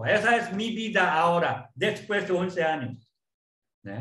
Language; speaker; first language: Spanish; non-native, learner; Korean